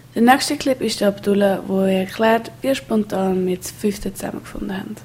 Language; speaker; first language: German; native; German